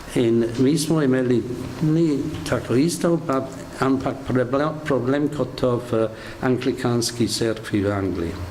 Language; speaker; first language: Slovenian; non-native, fluent; English